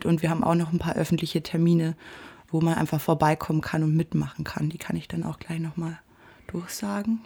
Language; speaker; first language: German; native; German